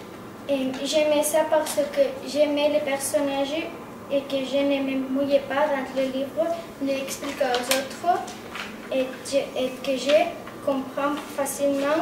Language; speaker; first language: French; non-native, learner; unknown